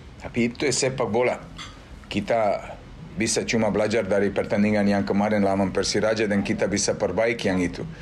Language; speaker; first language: Indonesian; non-native, fluent; Serbian